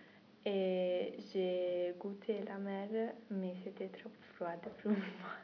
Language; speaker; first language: French; non-native, learner; Italian